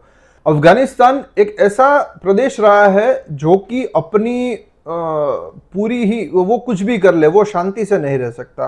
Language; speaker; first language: Hindi; non-native, local second language; Gujarati